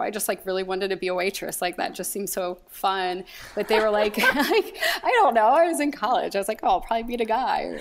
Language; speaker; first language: English; native; English